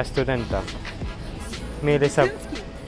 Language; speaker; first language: Russian; non-native, learner; Malayalam